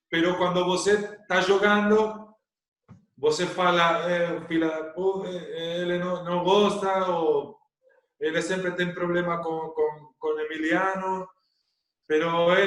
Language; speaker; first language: Portuguese; non-native, learner; Spanish